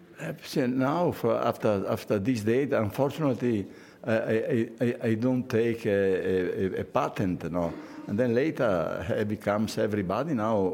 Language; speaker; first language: English; non-native, fluent; Italian